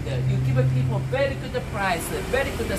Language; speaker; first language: English; non-native, fluent; Chinese